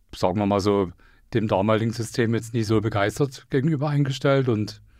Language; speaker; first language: German; native; German